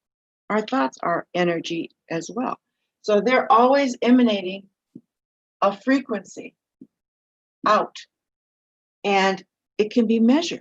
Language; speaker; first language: English; native; English